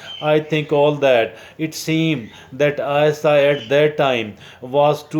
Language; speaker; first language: English; non-native, local second language; Urdu